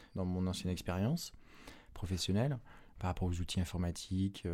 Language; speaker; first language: French; native; French